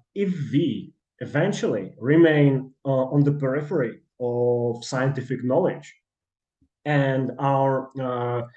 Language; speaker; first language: English; non-native, fluent; Czech